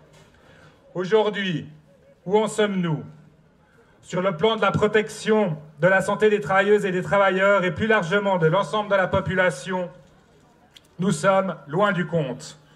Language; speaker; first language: French; native; French